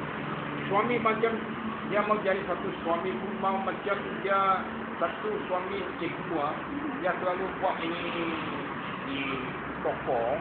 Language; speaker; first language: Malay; non-native, local second language; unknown